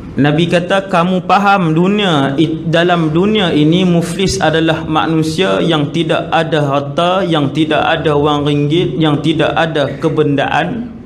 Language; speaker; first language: Malay; native; Malay